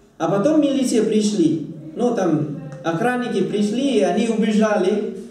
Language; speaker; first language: Russian; non-native, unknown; Thai